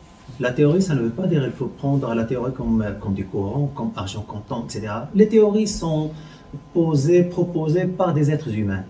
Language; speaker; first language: French; non-native, local second language; Arabic